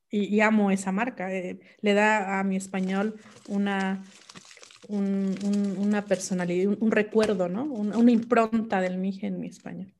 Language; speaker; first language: Spanish; non-native, local second language; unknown